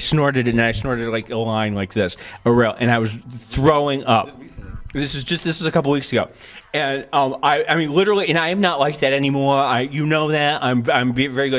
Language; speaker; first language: English; native; English